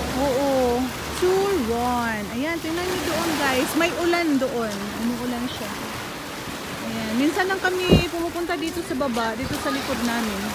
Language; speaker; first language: Filipino; non-native, local second language; Cebuano